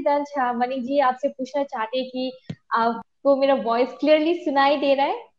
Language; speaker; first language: Hindi; non-native, local second language; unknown